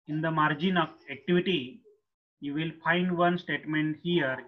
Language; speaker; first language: English; non-native, local second language; Marathi